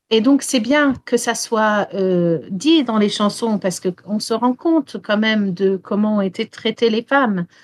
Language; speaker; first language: French; early bilingual, heritage; French